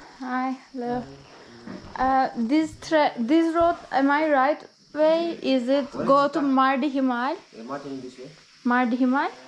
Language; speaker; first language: English; non-native, learner; Turkish